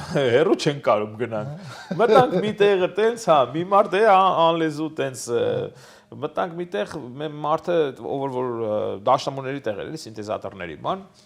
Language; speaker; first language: Armenian; native; Armenian